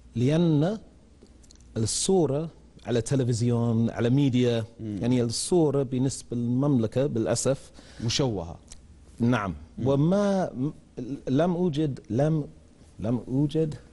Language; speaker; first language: Arabic; non-native, fluent; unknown